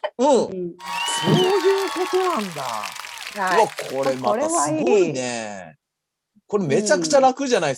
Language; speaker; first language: Japanese; native; Japanese